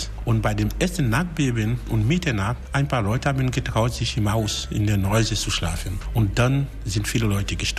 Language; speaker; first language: German; non-native, fluent; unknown